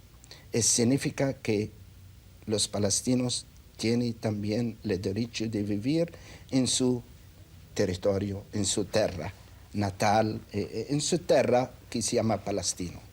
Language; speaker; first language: Spanish; non-native, fluent; Arabic